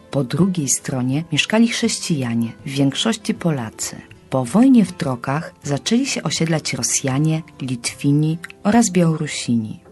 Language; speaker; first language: Polish; native; Polish